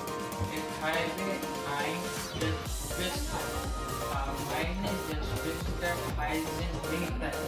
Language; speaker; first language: German; non-native, learner; Filipino